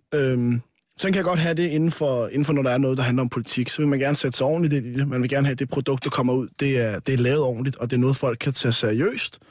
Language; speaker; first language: Danish; native; Danish